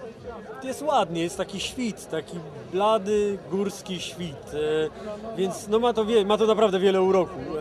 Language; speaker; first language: Polish; native; Polish